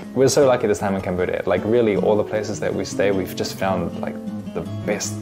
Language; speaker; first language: English; early bilingual, other home language; Chinese